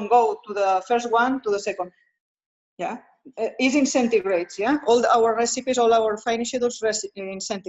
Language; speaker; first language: English; non-native, learner; Spanish